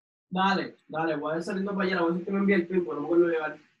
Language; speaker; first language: Spanish; early bilingual, heritage; Spanish